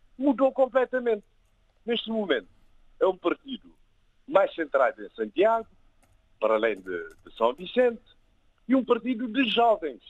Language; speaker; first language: Portuguese; non-native, local second language; Kabuverdianu